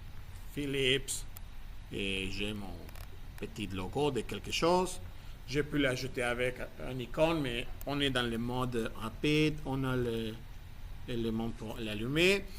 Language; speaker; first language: French; non-native, fluent; Spanish